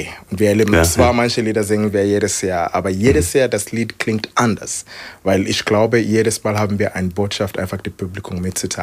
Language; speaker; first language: German; non-native, fluent; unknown